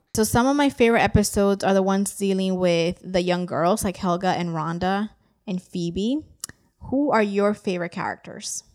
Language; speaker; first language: English; native; English